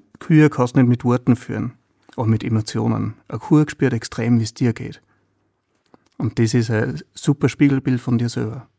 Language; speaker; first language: German; native; German